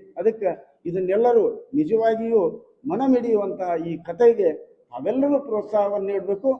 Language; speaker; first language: Kannada; native; Kannada